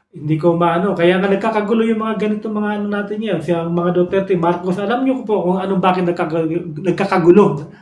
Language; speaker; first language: Filipino; non-native, local second language; Cebuano